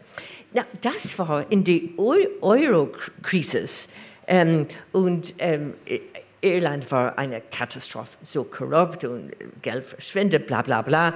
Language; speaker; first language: German; non-native, learner; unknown